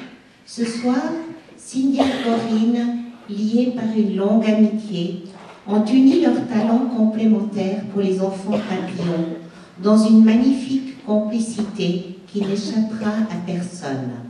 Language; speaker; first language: French; native; French